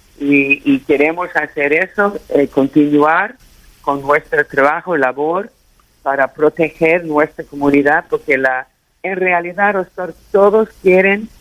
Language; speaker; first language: Spanish; early bilingual, heritage; Spanish